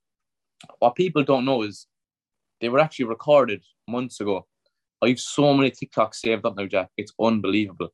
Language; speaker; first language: English; native; English